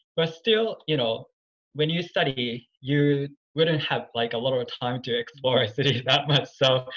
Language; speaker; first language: English; non-native, fluent; Japanese